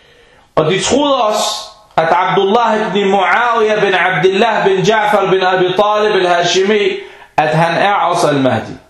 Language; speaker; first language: Danish; early bilingual, other home language; Arabic